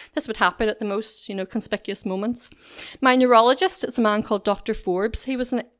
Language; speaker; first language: English; native; English